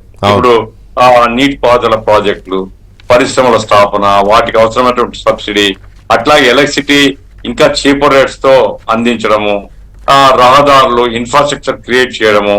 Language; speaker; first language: Telugu; native; Telugu